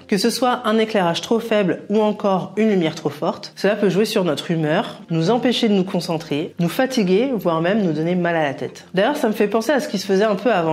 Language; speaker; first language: French; native; French